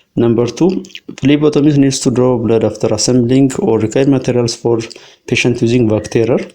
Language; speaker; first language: English; non-native, local second language; Amharic